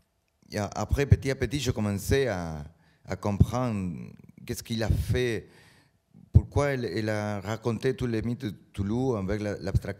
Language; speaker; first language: French; non-native, learner; Spanish